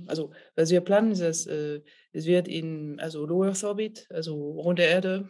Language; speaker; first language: German; non-native, fluent; French